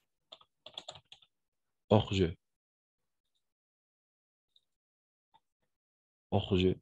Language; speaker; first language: French; non-native, fluent; Spanish